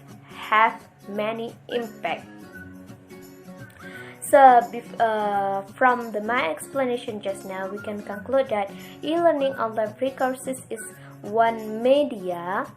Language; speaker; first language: English; non-native, learner; Indonesian